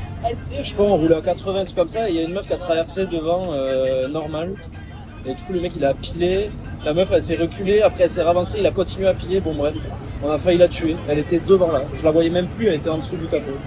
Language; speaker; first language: French; native; French